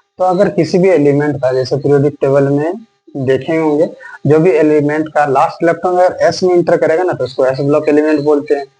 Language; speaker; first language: Hindi; native; Hindi